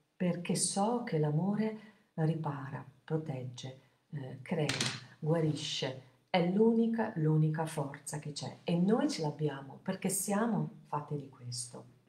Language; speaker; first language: Italian; native; Italian